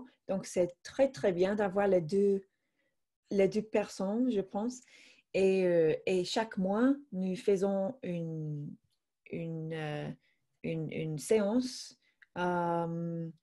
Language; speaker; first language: French; non-native, fluent; English